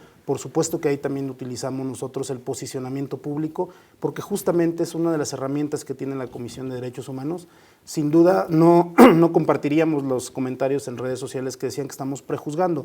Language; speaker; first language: Spanish; native; Spanish